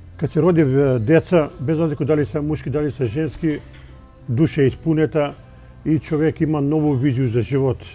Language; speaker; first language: Macedonian; native; Macedonian